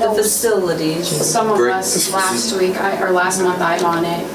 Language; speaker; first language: English; non-native, fluent; German